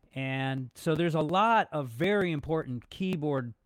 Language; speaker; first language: English; native; English